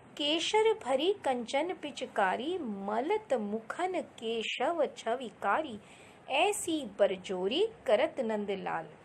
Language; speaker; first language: Hindi; non-native, local second language; Marathi